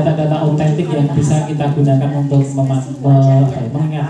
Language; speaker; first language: Indonesian; native; Indonesian